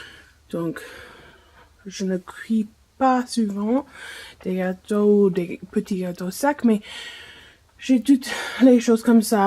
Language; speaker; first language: French; non-native, fluent; English